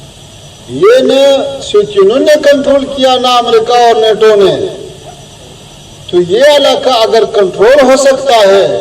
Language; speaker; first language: Hindi; non-native, fluent; Pashto